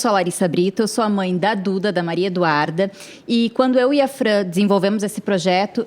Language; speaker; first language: Portuguese; native; Portuguese